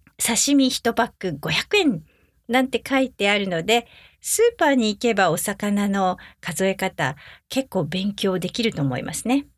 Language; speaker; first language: Japanese; native; Japanese